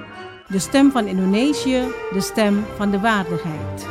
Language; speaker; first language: Dutch; non-native, fluent; Indonesian